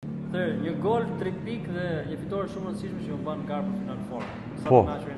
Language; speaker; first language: Albanian; native; Albanian